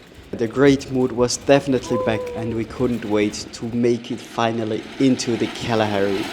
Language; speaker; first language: English; non-native, fluent; German